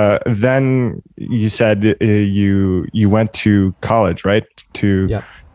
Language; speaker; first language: English; non-native, fluent; French